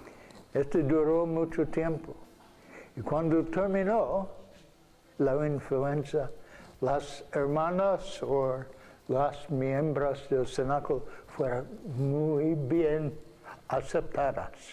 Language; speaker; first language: Spanish; non-native, fluent; English